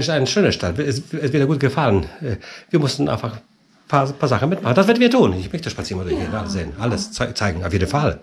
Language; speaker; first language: German; non-native, fluent; Polish